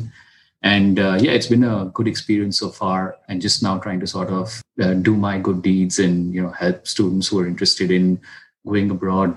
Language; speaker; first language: English; non-native, local second language; Hindi